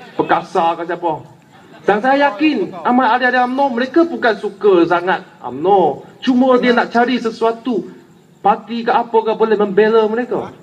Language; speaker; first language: Malay; non-native, local second language; Chinese